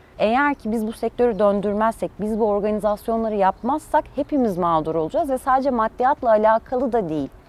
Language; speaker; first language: Turkish; early bilingual, heritage; Turkish